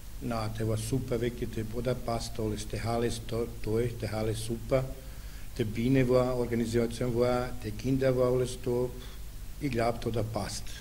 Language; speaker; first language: German; non-native, learner; Serbian